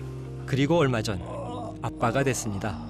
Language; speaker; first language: Korean; native; Korean